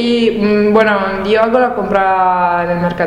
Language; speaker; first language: Spanish; non-native, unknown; Italian